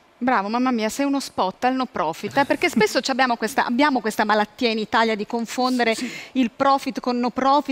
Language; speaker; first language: Italian; native; Italian